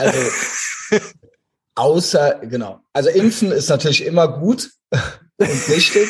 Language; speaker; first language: German; native; German